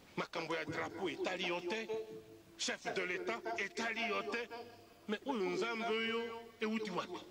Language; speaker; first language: Lingala; non-native, local second language; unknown